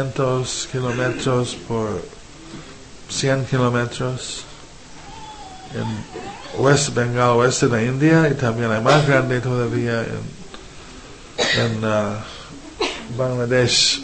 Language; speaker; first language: Spanish; non-native, fluent; English